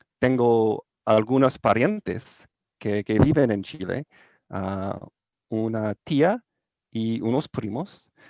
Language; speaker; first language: Spanish; non-native, learner; English